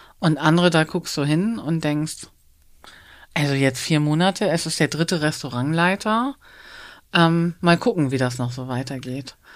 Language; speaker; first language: German; native; German